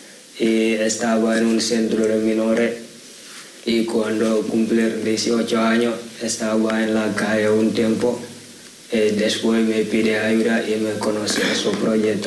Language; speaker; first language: Spanish; non-native, learner; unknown